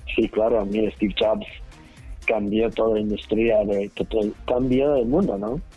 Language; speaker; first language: Spanish; non-native, learner; English